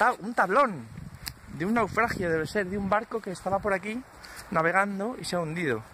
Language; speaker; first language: Spanish; native; Spanish